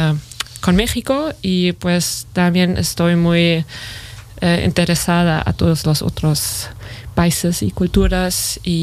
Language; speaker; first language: Spanish; non-native, fluent; German